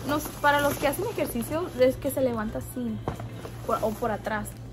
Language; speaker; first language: Spanish; early bilingual, heritage; Spanish